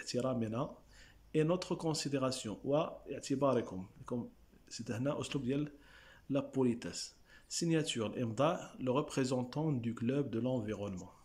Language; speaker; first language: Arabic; native; Arabic